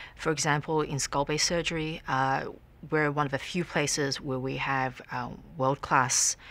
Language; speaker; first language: English; native; English